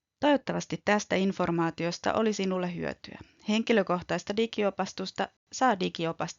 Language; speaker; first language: Finnish; native; Finnish